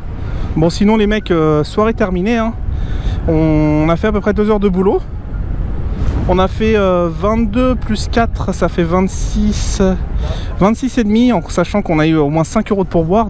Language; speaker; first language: French; native; French